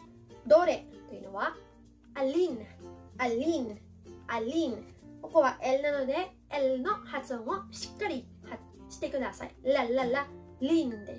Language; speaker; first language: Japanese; non-native, fluent; Filipino